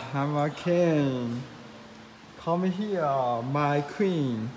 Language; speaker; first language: English; non-native, learner; Chinese